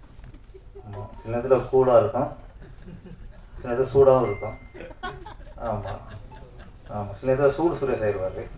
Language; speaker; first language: Tamil; native; Tamil